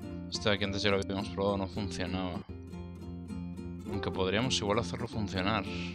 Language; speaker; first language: Spanish; native; Spanish